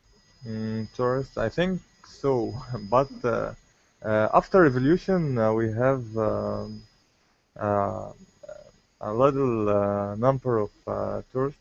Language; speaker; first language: English; non-native, learner; Arabic